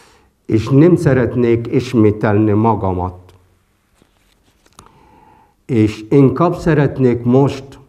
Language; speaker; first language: Hungarian; non-native, fluent; Arabic